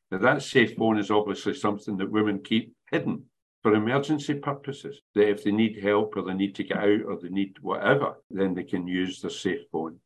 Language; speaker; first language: English; native; English